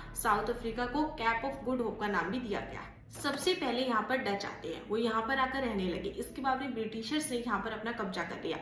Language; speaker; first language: Hindi; native; Hindi